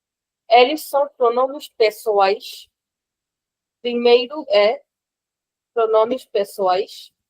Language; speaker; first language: Portuguese; non-native, fluent; Hindi